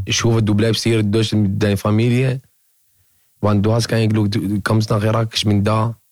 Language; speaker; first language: German; non-native, learner; Arabic